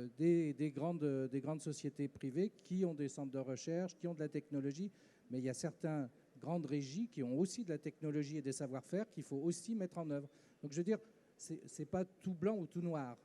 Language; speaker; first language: French; native; French